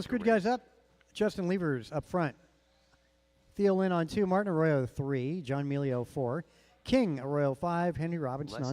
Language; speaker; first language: English; native; English